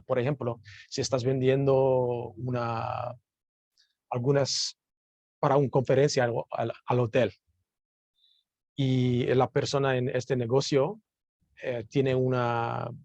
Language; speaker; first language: Spanish; non-native, learner; English